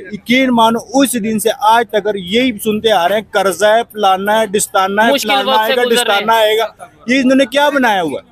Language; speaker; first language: Urdu; native; Urdu